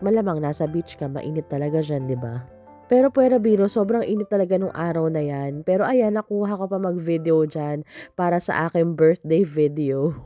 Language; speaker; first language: Filipino; native; Filipino